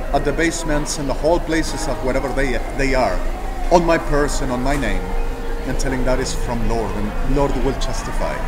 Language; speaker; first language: English; non-native, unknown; Spanish